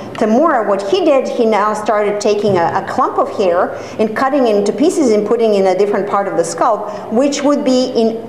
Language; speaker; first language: English; non-native, fluent; Serbian